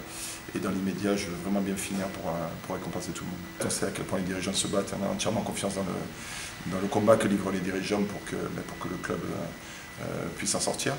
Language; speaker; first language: French; native; French